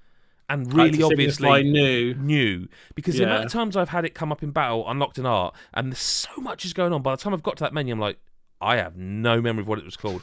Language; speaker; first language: English; native; English